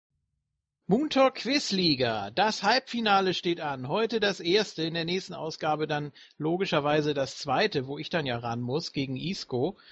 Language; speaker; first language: German; native; German